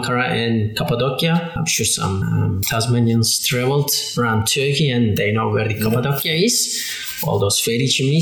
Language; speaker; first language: English; non-native, fluent; Turkish